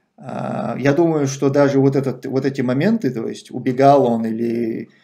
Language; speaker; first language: Russian; non-native, local second language; Chechen